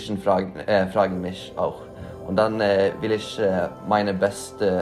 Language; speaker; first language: German; non-native, learner; Norwegian